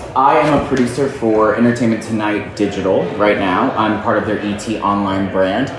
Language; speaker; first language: English; native; English